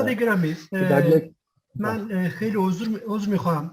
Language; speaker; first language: Persian; non-native, fluent; Kurdish